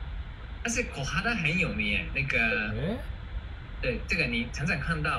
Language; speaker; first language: Chinese; non-native, fluent; Japanese